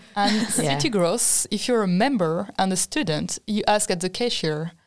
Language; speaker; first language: English; non-native, fluent; French